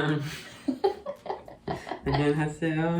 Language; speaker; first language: Korean; non-native, learner; English